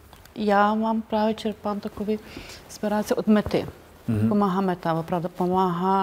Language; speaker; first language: Czech; non-native, fluent; Ukrainian